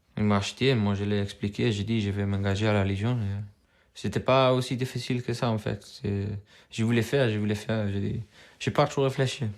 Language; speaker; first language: French; non-native, fluent; English